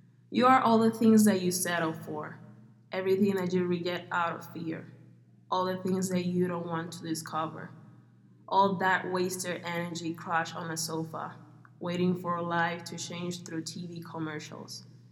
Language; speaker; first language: English; non-native, local second language; Spanish